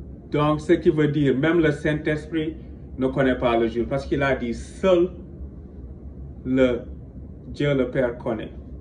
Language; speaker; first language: French; non-native, local second language; Wolof